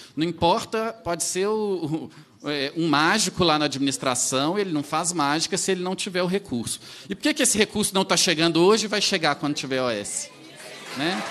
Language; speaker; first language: Portuguese; native; Portuguese